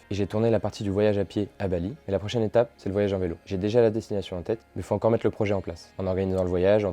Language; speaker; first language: French; native; French